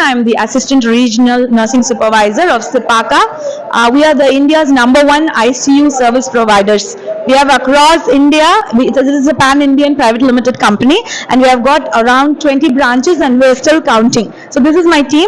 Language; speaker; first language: English; non-native, local second language; Tamil